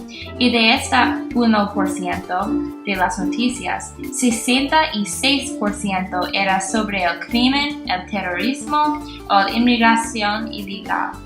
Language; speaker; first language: Spanish; non-native, learner; English